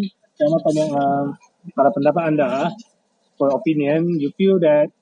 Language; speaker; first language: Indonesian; non-native, local second language; Chinese